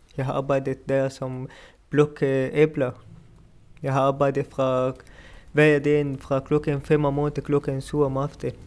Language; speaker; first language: Danish; non-native, learner; Arabic